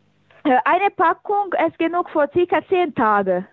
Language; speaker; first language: German; non-native, learner; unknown